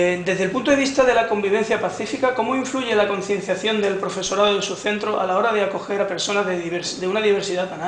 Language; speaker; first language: Spanish; native; Spanish